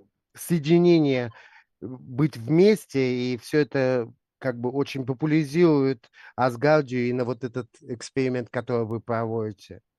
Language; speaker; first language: Russian; native; Russian